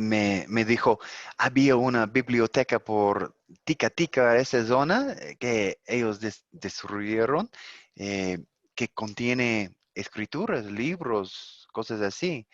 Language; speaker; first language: Spanish; non-native, fluent; English